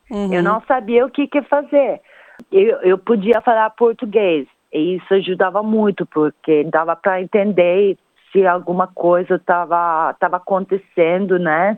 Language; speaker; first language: Portuguese; non-native, fluent; Italian